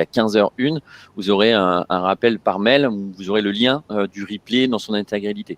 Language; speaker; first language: French; native; French